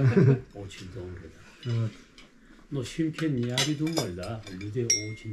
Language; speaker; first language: Russian; non-native, learner; Korean